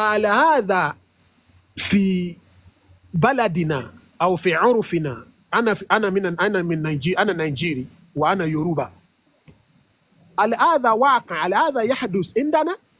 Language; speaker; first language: Arabic; non-native, fluent; Yoruba